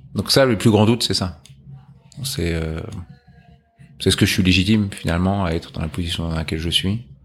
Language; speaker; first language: French; native; French